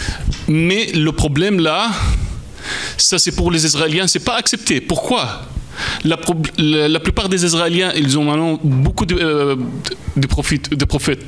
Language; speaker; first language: French; non-native, fluent; Arabic